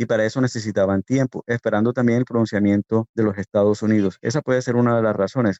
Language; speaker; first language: Spanish; native; Spanish